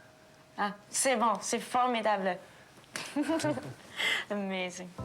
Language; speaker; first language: French; non-native, local second language; English